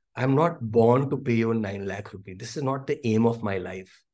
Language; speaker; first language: English; non-native, local second language; Hindi